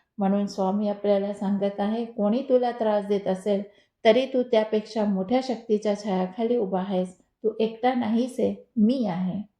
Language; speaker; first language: Marathi; non-native, local second language; Hindi